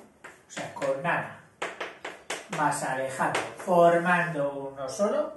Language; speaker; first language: Spanish; native; Spanish